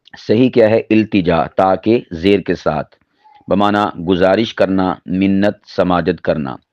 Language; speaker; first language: Urdu; non-native, local second language; Punjabi